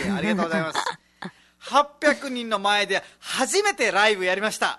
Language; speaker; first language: Japanese; non-native, fluent; Nepali